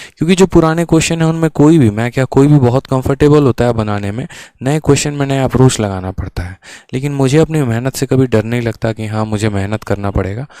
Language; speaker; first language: Hindi; native; Hindi